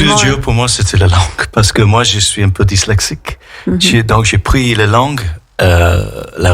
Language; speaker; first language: French; non-native, fluent; English